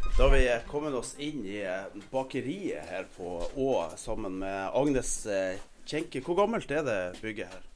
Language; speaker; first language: Norwegian; native; Norwegian